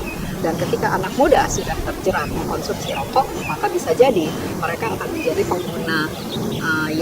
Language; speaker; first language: Indonesian; native; Indonesian